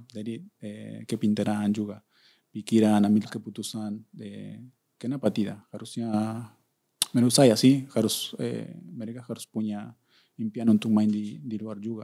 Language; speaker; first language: Indonesian; non-native, fluent; Spanish